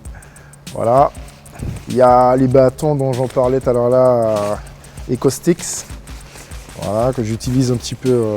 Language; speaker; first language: French; native; French